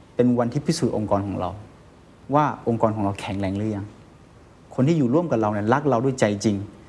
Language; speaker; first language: Thai; non-native, fluent; Chinese